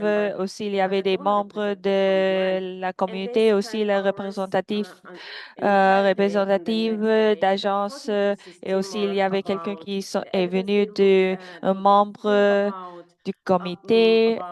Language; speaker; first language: French; non-native, fluent; English